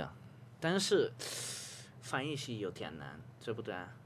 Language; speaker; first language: Chinese; non-native, fluent; Spanish